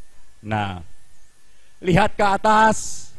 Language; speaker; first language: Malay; non-native, local second language; Javanese